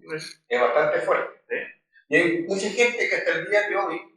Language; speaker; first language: Spanish; native; Spanish